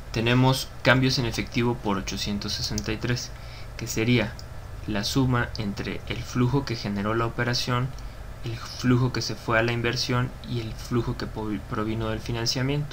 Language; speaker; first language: Spanish; native; Spanish